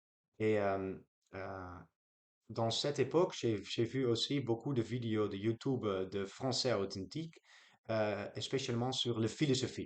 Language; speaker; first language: French; non-native, learner; Dutch